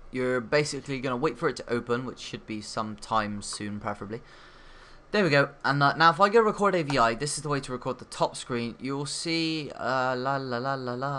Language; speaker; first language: English; native; English